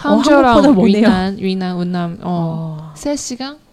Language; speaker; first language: Korean; non-native, learner; Chinese